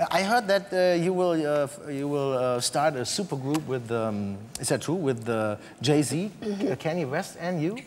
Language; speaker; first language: English; non-native, fluent; German